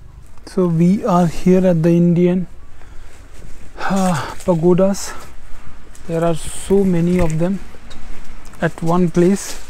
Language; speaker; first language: English; non-native, local second language; Hindi